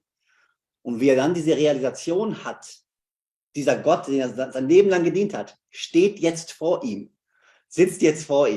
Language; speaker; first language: German; native; German